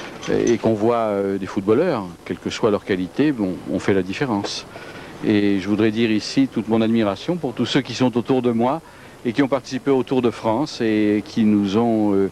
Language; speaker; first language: French; native; French